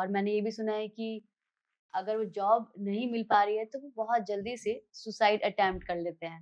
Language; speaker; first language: Hindi; native; Hindi